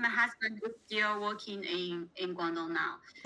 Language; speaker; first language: English; non-native, learner; Chinese